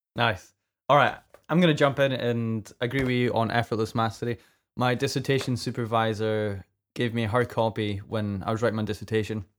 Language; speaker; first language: English; native; English